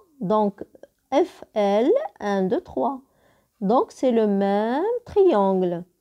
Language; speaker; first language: French; non-native, local second language; Arabic